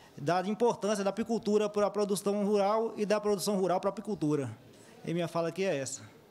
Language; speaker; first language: Portuguese; native; Portuguese